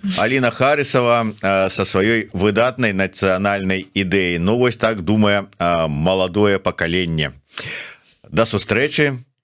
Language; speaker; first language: Belarusian; non-native, local second language; Russian